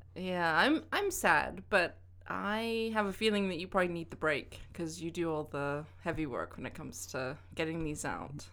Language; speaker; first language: English; native; English